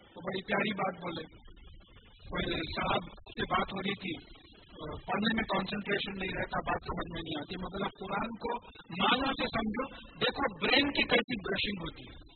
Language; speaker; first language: Urdu; native; Urdu